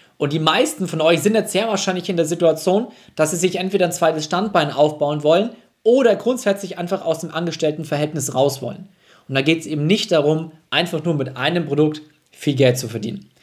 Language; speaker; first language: German; native; German